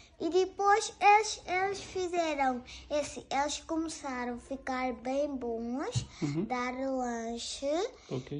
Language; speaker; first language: Portuguese; early bilingual, other home language; Urdu